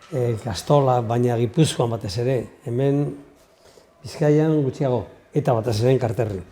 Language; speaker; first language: Basque; non-native, local second language; Spanish